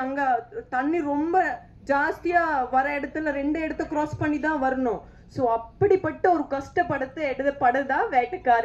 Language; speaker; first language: Tamil; non-native, fluent; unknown